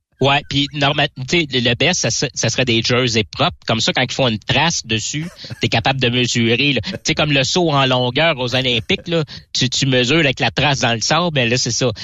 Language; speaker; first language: French; native; French